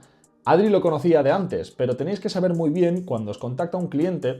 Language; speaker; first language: Spanish; native; Spanish